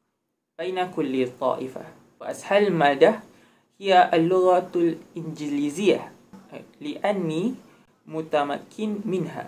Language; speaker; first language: Arabic; non-native, learner; Malay